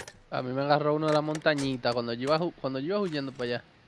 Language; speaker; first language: Spanish; early bilingual, heritage; Spanish